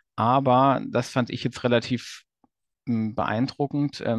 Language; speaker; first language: German; native; German